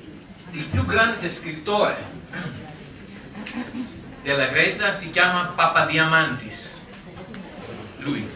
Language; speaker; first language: Italian; non-native, learner; Greek